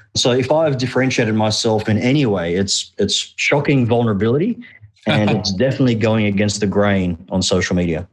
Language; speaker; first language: English; early bilingual, other home language; Arabic